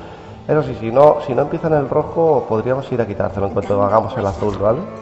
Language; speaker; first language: Spanish; native; Spanish